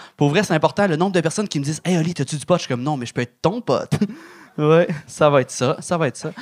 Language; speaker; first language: French; native; French